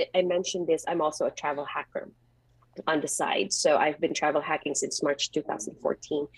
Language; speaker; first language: English; non-native, local second language; Filipino